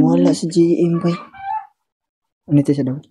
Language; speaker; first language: Filipino; non-native, local second language; Cebuano